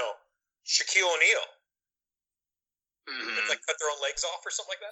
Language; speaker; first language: English; native; English